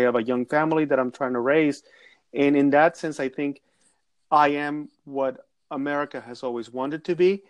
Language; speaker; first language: English; non-native, fluent; Spanish